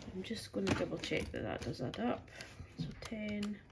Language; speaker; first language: English; native; English